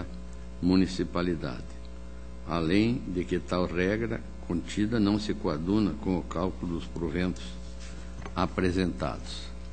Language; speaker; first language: Portuguese; native; Portuguese